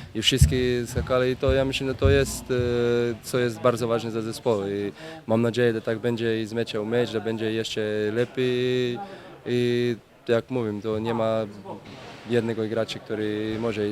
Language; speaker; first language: Polish; non-native, learner; Croatian